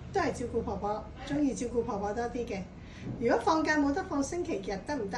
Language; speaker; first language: Cantonese; native; Cantonese